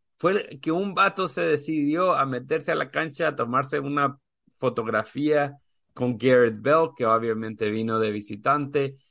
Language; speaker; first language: Spanish; native; Spanish